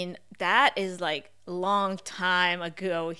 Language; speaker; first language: English; non-native, fluent; Russian